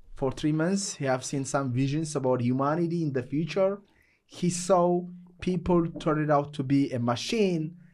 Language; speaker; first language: English; non-native, local second language; Amharic